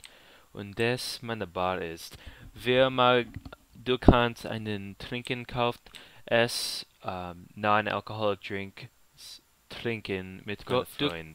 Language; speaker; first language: German; non-native, learner; English